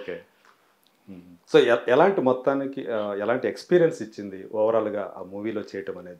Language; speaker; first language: Telugu; native; Telugu